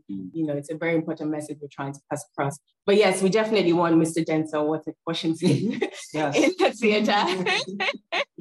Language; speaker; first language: English; non-native, local second language; Yoruba